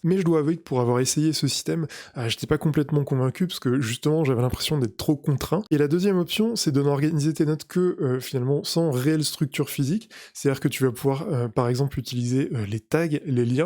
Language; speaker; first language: French; native; French